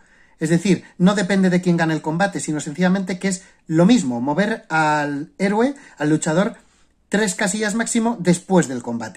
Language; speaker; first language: Spanish; native; Spanish